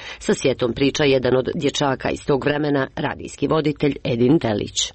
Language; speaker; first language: Serbian; native; Serbian